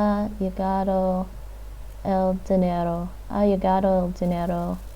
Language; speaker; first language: Spanish; non-native, learner; English